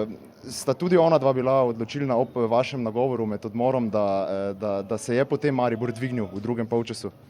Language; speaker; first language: Slovenian; native; Slovenian